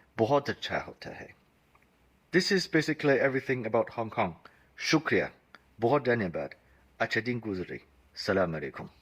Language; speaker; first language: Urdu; non-native, fluent; Chinese